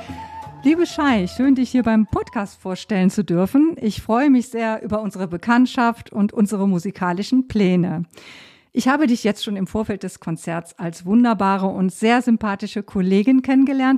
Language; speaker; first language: German; native; German